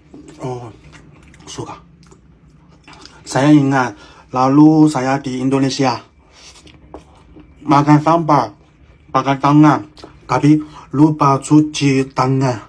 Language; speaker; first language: Indonesian; non-native, learner; Chinese